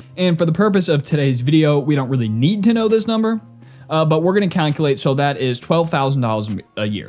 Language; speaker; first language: English; native; English